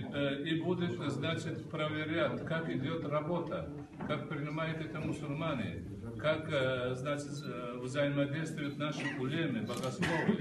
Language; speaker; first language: Russian; non-native, local second language; Uzbek